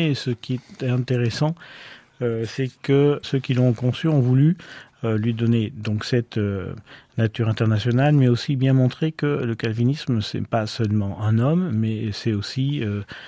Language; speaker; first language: French; native; French